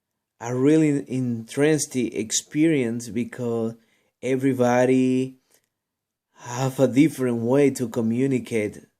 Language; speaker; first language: English; non-native, learner; Spanish